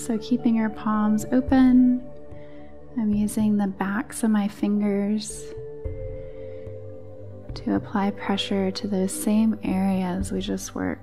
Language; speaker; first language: English; native; English